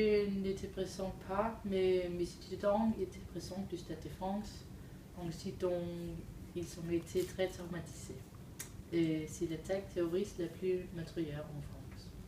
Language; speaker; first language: French; non-native, learner; Danish